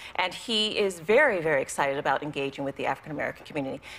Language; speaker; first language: English; native; English